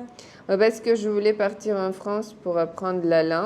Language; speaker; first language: French; non-native, fluent; Russian